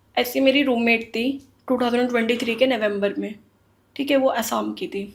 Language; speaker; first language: Hindi; native; Hindi